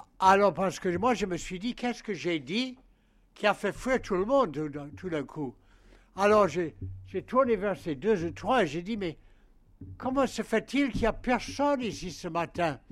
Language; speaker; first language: French; non-native, fluent; English